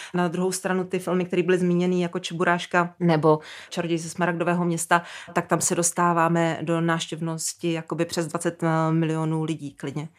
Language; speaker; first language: Czech; native; Czech